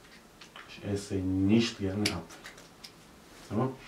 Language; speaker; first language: German; non-native, learner; Arabic